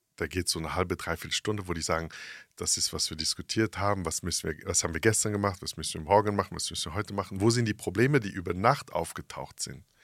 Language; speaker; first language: German; early bilingual, heritage; English